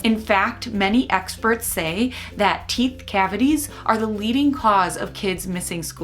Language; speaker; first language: English; native; English